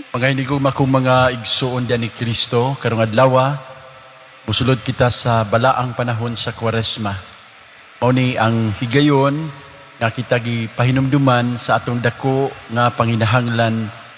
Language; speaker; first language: Cebuano; native; Cebuano